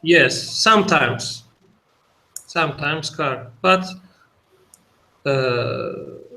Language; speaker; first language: English; non-native, learner; Turkish